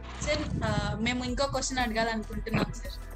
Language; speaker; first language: Telugu; native; Telugu